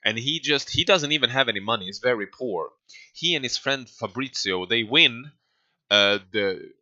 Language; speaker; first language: English; non-native, fluent; Swedish